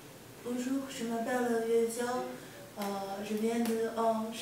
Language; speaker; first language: French; non-native, learner; Chinese